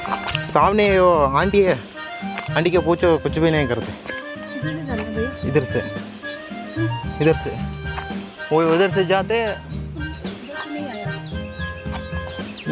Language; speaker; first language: Hindi; non-native, local second language; Kannada